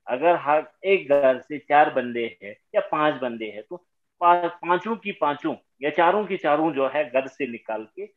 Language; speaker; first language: Hindi; native; Hindi